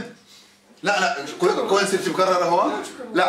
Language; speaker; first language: Arabic; native; Arabic